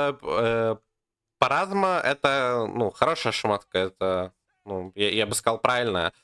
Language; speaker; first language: Russian; native; Russian